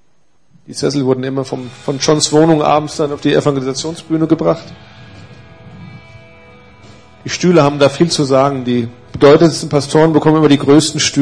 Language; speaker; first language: German; native; German